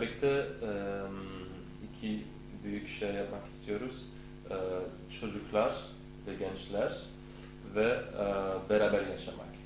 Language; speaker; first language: Turkish; non-native, learner; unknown